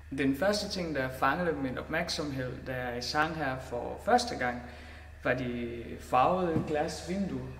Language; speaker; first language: Danish; non-native, fluent; Filipino